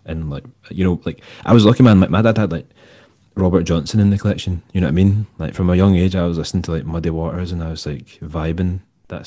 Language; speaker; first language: English; native; English